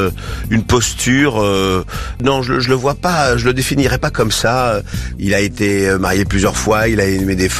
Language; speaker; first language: French; native; French